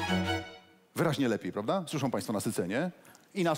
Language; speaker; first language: Polish; native; Polish